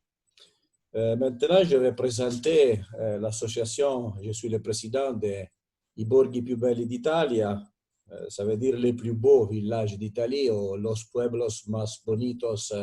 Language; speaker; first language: French; non-native, fluent; Italian